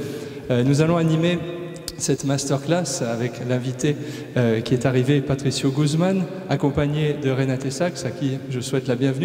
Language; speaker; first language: French; native; French